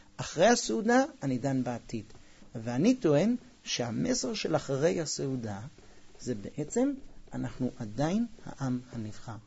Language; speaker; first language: Hebrew; non-native, fluent; English